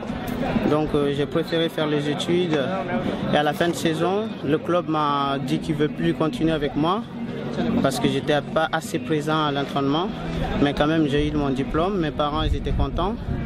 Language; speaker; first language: French; non-native, fluent; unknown